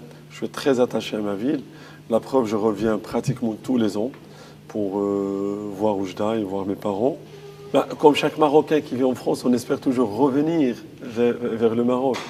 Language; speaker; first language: French; non-native, local second language; Arabic